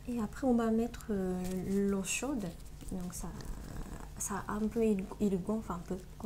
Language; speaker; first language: French; non-native, learner; Japanese